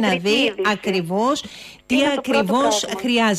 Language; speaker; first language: Greek; native; Greek